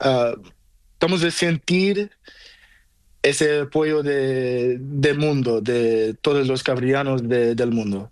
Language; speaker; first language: Spanish; non-native, learner; Portuguese